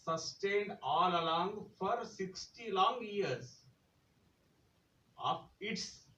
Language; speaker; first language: English; non-native, local second language; Telugu